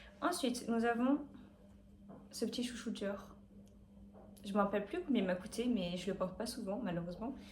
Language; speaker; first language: French; native; French